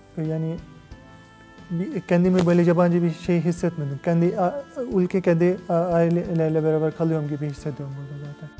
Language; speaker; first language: Turkish; non-native, learner; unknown